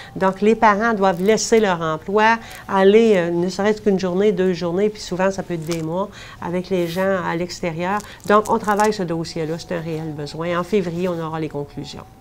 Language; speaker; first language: French; native; French